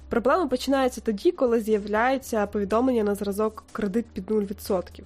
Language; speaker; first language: Ukrainian; native; Ukrainian